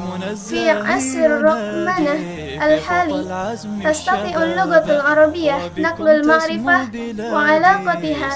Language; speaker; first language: Arabic; non-native, learner; Indonesian